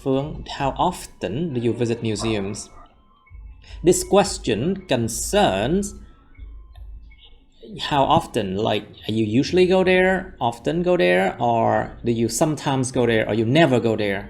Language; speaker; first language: English; non-native, fluent; Vietnamese